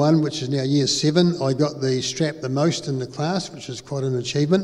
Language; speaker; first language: English; native; English